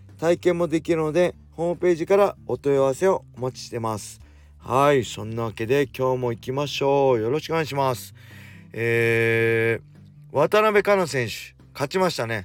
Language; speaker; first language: Japanese; native; Japanese